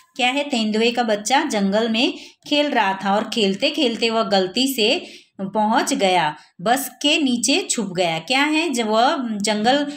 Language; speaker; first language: Hindi; non-native, local second language; Gujarati